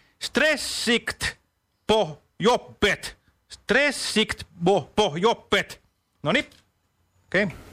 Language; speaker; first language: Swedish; non-native, learner; Finnish